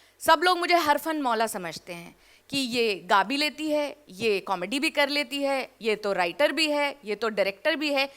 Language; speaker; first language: Hindi; native; Hindi